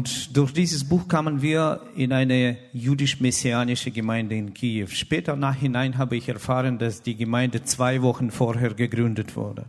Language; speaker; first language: German; non-native, fluent; Russian